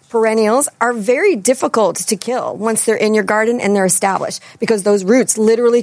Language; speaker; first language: English; native; English